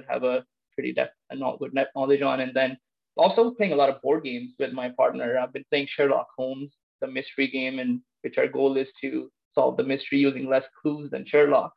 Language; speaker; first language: English; non-native, local second language; Punjabi